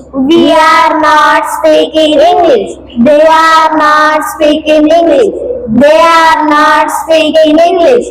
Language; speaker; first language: English; non-native, learner; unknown